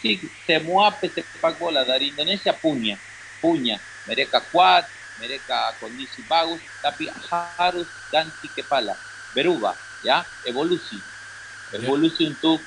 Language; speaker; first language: Indonesian; non-native, learner; Spanish